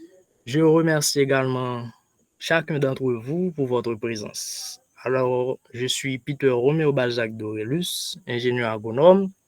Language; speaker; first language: French; non-native, local second language; Haitian Creole